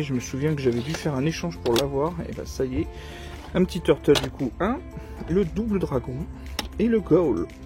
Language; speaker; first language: French; native; French